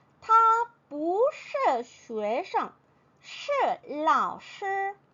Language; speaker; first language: Chinese; non-native, fluent; Korean